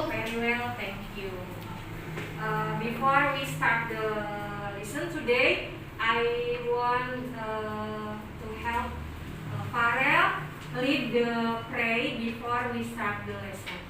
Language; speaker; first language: English; non-native, learner; Indonesian